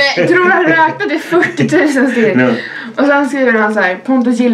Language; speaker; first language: Swedish; native; Swedish